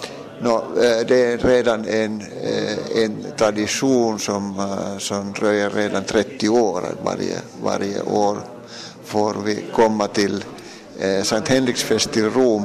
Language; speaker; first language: Swedish; non-native, local second language; Finnish